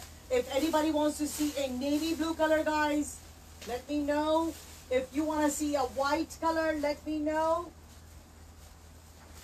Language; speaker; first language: English; non-native, local second language; Urdu